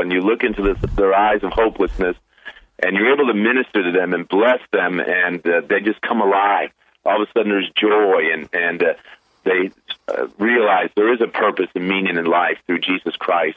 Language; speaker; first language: English; native; English